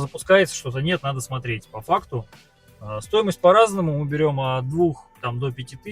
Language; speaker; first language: Russian; native; Russian